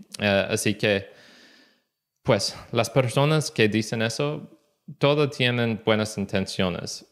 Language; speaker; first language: Spanish; non-native, learner; English